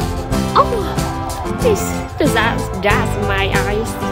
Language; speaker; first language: English; non-native, learner; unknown